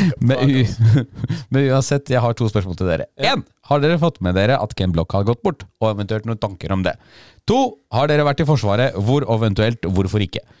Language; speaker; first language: Norwegian; early bilingual, other home language; Polish